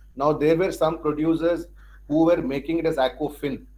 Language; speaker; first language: English; non-native, local second language; Tamil